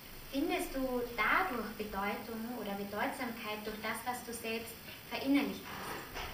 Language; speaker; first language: German; native; German